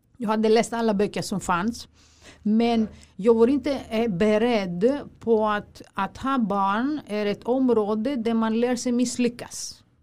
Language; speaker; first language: Swedish; non-native, fluent; Greek